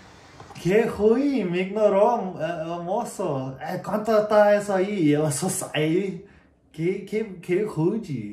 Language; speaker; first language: Portuguese; non-native, learner; English